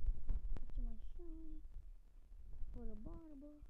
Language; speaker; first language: German; non-native, learner; Romanian